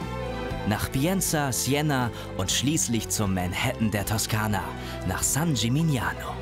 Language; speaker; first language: German; native; German